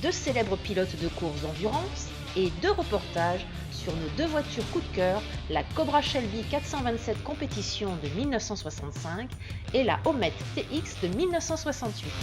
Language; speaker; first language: French; native; French